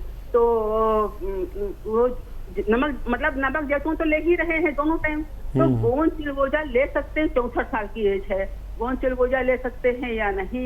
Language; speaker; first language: Hindi; native; Hindi